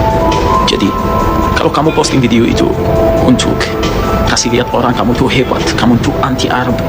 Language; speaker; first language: Indonesian; non-native, fluent; Arabic